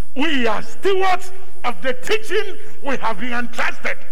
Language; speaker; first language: English; non-native, local second language; Akan